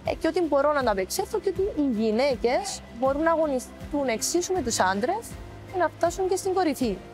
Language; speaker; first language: Greek; native; Greek